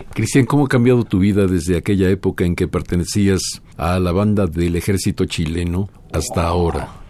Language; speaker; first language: Spanish; native; Spanish